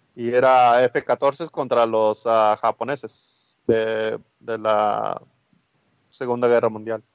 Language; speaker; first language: Spanish; early bilingual, heritage; Spanish